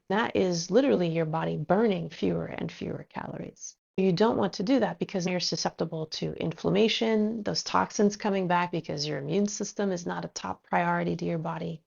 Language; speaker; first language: English; native; English